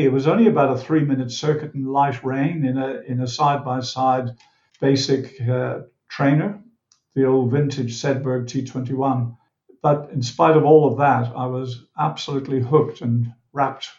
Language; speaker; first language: English; native; English